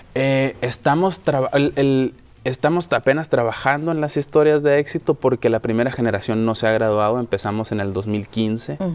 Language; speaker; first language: Spanish; native; Spanish